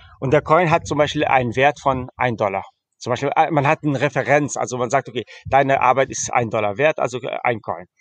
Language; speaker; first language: German; early bilingual, heritage; German